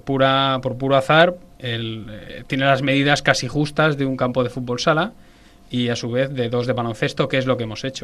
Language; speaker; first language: Spanish; native; Spanish